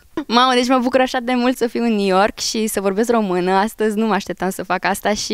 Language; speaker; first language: Romanian; early bilingual, heritage; Romanian